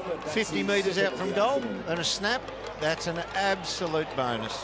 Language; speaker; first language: English; native; English